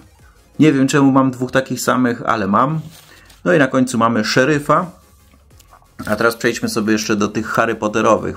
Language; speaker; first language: Polish; native; Polish